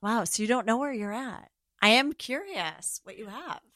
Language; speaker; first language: English; native; English